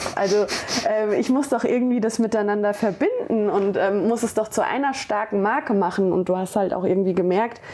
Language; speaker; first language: German; native; German